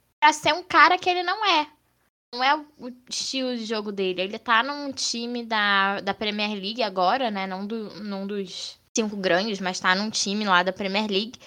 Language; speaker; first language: Portuguese; native; Portuguese